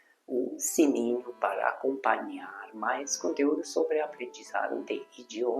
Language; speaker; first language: Portuguese; non-native, fluent; Hungarian